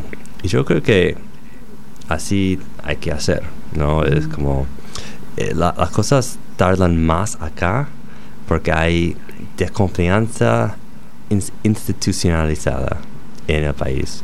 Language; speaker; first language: Spanish; non-native, fluent; English